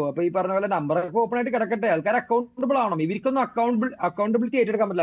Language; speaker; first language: Malayalam; native; Malayalam